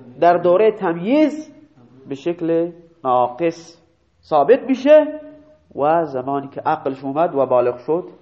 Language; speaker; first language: Persian; non-native, local second language; Baluchi